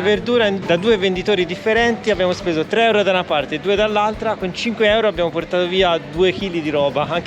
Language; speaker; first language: Italian; native; Italian